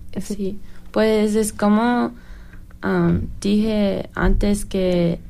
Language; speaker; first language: Spanish; non-native, learner; English